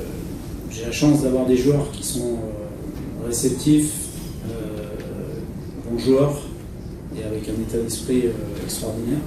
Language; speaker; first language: French; native; French